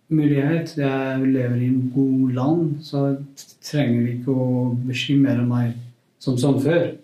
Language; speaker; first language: Norwegian; non-native, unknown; Kurdish